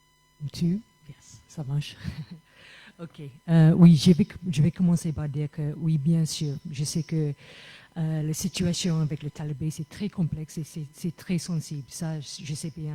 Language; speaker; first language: French; non-native, fluent; English